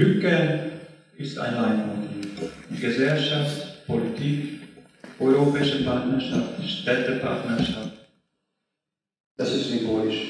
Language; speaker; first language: German; non-native, fluent; Hungarian